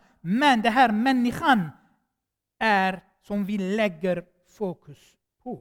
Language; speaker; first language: Swedish; non-native, fluent; Armenian